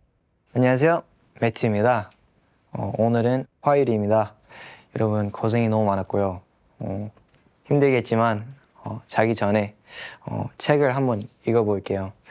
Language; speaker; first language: Korean; early bilingual, heritage; English